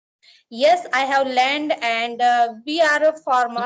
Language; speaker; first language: English; non-native, learner; Marathi